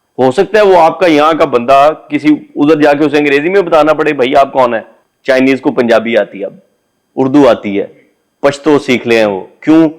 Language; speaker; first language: Urdu; non-native, local second language; Punjabi